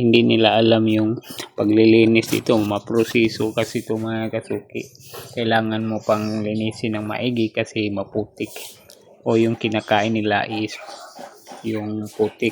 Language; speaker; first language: Filipino; non-native, local second language; Cebuano